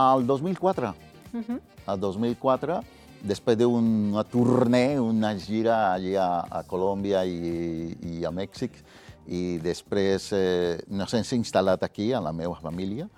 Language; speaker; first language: Catalan; non-native, fluent; Spanish